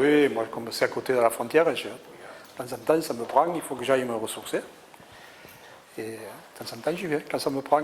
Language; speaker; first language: French; early bilingual, other home language; Catalan